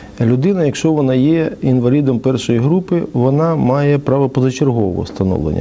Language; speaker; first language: Ukrainian; native; Ukrainian